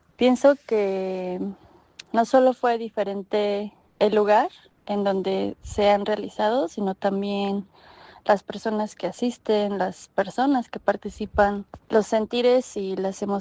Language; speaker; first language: Spanish; native; Spanish